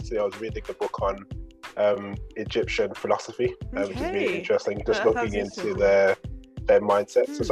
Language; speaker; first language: English; native; English